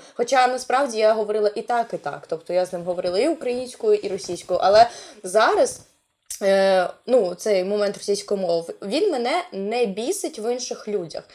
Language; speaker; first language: Ukrainian; non-native, local second language; Russian